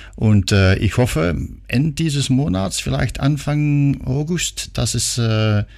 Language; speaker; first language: German; non-native, fluent; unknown